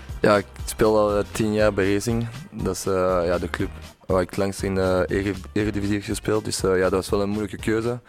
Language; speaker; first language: Dutch; non-native, local second language; French